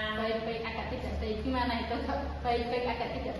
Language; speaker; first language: Indonesian; non-native, local second language; Javanese